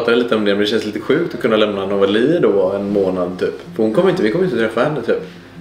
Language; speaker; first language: Swedish; native; Swedish